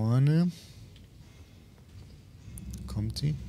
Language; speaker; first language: German; native; German